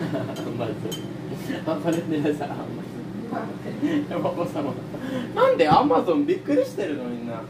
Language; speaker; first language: Japanese; non-native, fluent; Filipino